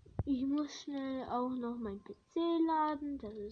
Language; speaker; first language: German; early bilingual, other home language; Hungarian